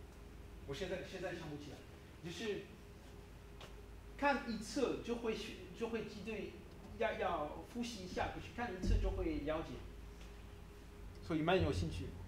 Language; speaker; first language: Chinese; non-native, learner; French